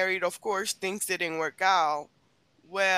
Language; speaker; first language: English; non-native, fluent; Spanish